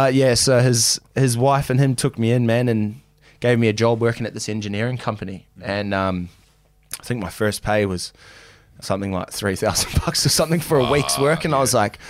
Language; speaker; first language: English; native; English